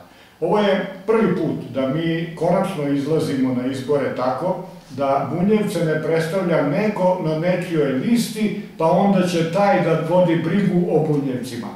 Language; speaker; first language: Serbian; native; Serbian